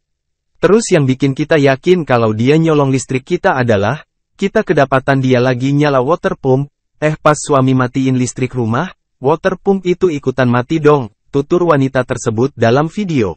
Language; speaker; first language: Indonesian; native; Indonesian